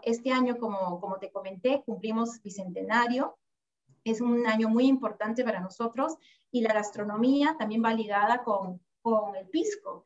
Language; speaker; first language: Spanish; native; Spanish